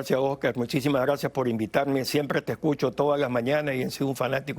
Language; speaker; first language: Spanish; native; Spanish